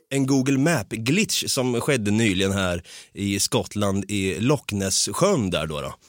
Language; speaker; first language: Swedish; native; Swedish